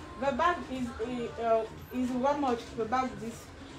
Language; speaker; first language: English; non-native, learner; French